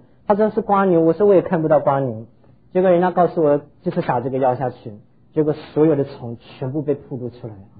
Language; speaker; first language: Chinese; native; Chinese